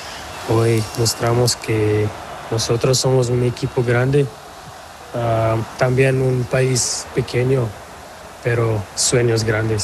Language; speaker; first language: Spanish; non-native, fluent; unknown